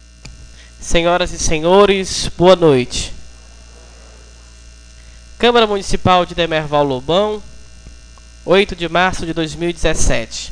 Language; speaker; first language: Portuguese; native; Portuguese